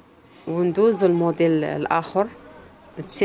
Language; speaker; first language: Arabic; native; Arabic